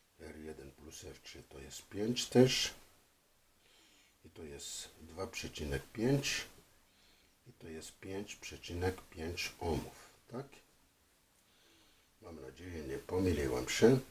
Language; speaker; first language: Polish; non-native, fluent; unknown